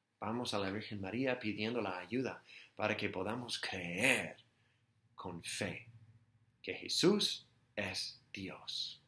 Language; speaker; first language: Spanish; non-native, fluent; English